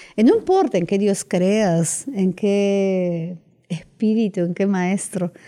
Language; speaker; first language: Spanish; native; Spanish